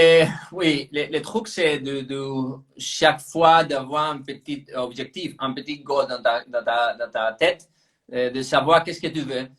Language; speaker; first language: French; non-native, fluent; Spanish